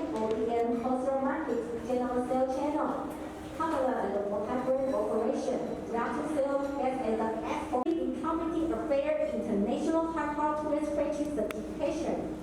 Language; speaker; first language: English; non-native, learner; Chinese